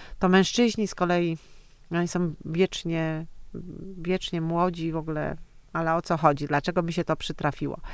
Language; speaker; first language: Polish; native; Polish